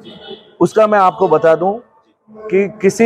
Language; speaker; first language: Hindi; non-native, local second language; Marwari